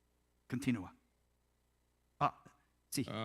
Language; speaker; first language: Spanish; non-native, learner; English